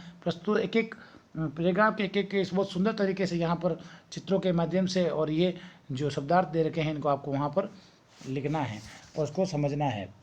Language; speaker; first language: Hindi; native; Hindi